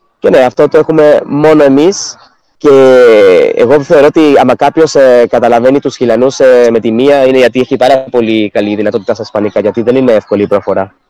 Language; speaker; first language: Greek; non-native, fluent; Spanish